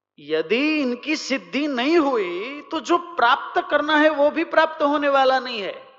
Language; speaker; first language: Hindi; non-native, local second language; Gujarati